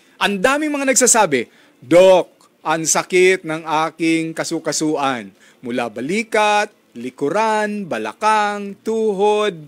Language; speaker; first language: Filipino; non-native, local second language; Bikol